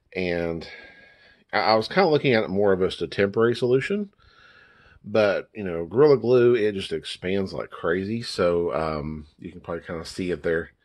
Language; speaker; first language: English; native; English